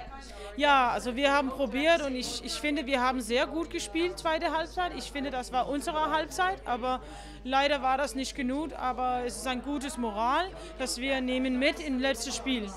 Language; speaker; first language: German; non-native, fluent; Danish